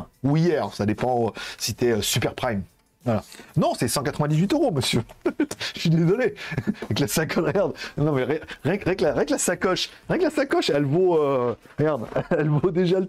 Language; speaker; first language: French; native; French